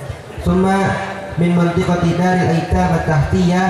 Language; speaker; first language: Arabic; non-native, fluent; Indonesian